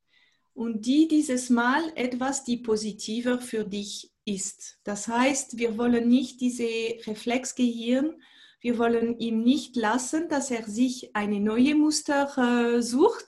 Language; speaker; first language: German; non-native, fluent; French